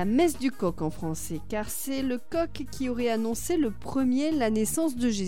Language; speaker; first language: French; native; French